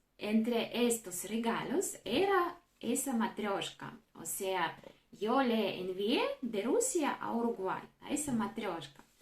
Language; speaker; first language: Spanish; non-native, fluent; Russian